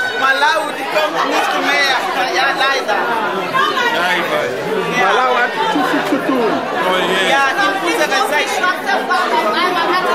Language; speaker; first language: German; non-native, learner; Lingala